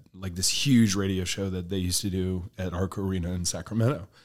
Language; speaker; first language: English; early bilingual, other home language; Filipino